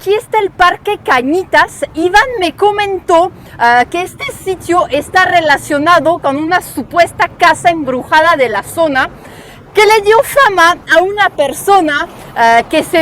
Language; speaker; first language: Spanish; native; Spanish